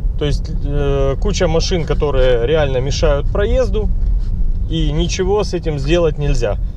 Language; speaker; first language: Russian; native; Russian